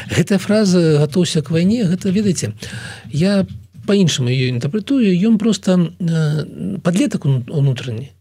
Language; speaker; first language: Belarusian; non-native, local second language; Russian